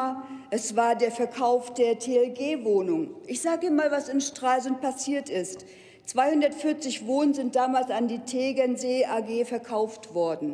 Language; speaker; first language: German; native; German